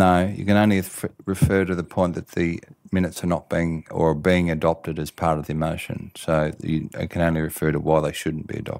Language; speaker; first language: English; native; English